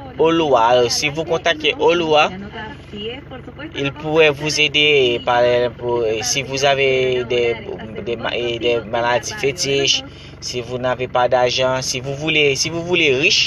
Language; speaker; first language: French; non-native, learner; Haitian Creole